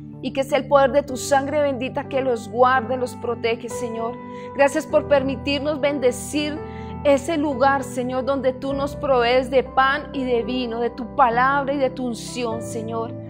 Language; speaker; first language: Spanish; native; Spanish